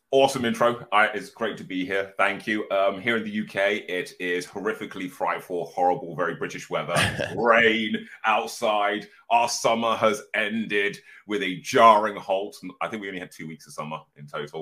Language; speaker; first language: English; native; English